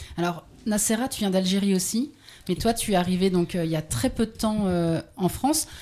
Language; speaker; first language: French; native; French